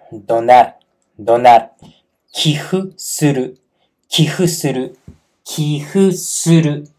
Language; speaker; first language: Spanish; non-native, fluent; Japanese